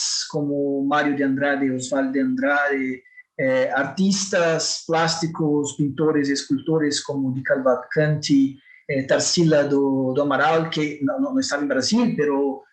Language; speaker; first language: Spanish; non-native, fluent; Portuguese